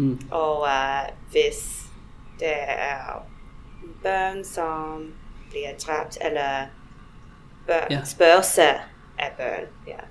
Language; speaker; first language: Danish; non-native, fluent; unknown